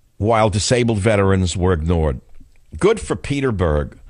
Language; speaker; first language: English; native; English